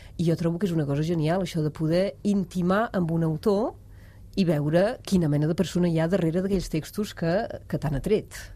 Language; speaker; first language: Catalan; non-native, fluent; French